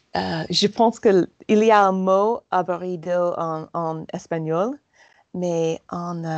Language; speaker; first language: French; non-native, fluent; English